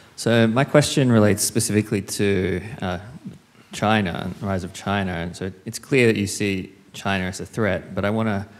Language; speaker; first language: English; non-native, fluent; Khmer